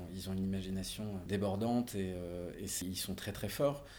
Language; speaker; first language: French; native; French